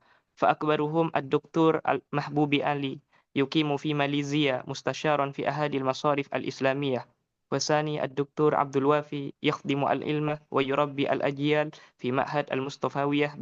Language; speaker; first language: Arabic; non-native, learner; Madurese